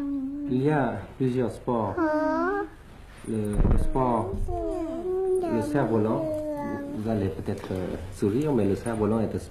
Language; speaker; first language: French; early bilingual, other home language; Thai